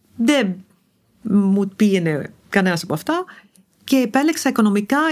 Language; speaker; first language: Greek; non-native, fluent; Arabic